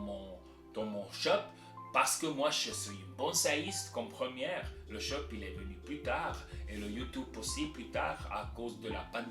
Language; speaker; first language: French; non-native, local second language; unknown